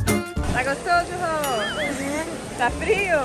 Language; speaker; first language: Portuguese; native; Portuguese